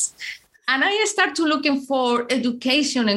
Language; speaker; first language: English; non-native, fluent; Spanish